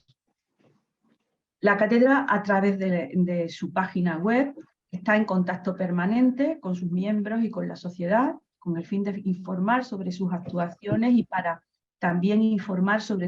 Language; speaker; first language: Spanish; native; Spanish